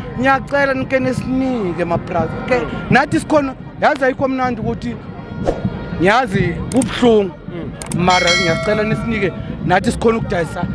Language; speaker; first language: Zulu; non-native, local second language; Tswana